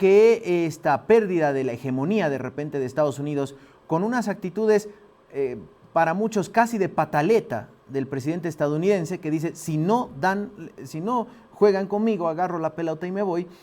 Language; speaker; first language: Spanish; native; Spanish